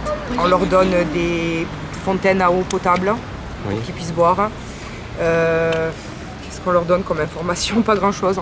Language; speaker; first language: French; native; French